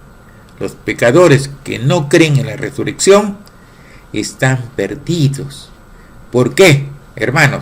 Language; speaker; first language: Spanish; native; Spanish